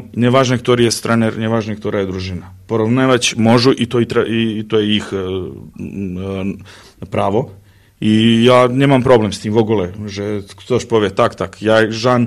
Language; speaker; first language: Polish; non-native, learner; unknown